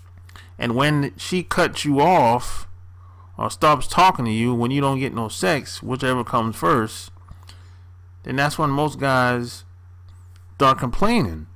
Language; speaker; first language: English; native; English